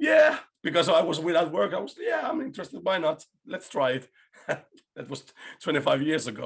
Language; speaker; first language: English; non-native, fluent; Spanish